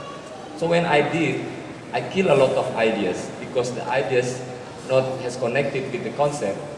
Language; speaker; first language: English; non-native, learner; Indonesian